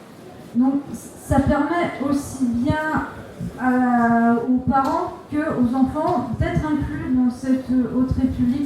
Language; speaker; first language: French; native; French